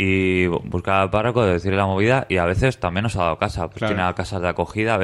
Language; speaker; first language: Spanish; native; Spanish